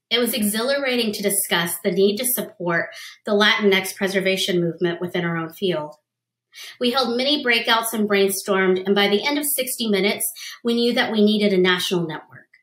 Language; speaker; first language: English; early bilingual, other home language; Spanish